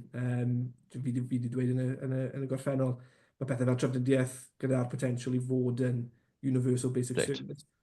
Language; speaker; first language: Welsh; non-native, local second language; English